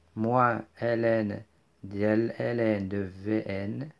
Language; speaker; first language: French; non-native, local second language; Arabic